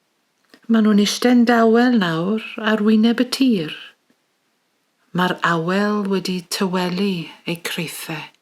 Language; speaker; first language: Welsh; native; Welsh